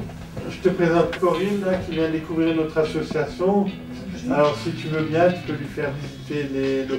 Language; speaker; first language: French; native; French